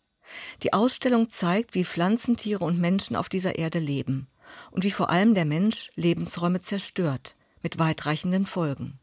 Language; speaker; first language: German; native; German